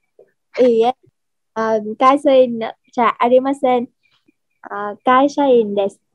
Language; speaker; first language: Japanese; non-native, learner; Vietnamese